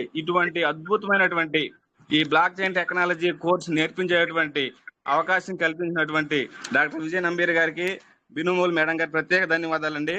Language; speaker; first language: Telugu; native; Telugu